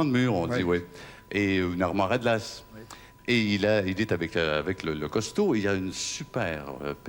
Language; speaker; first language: French; native; French